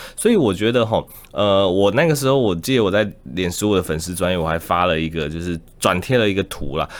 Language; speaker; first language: Chinese; native; Chinese